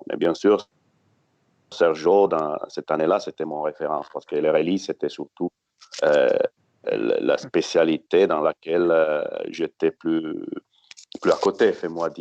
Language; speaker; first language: French; non-native, fluent; Italian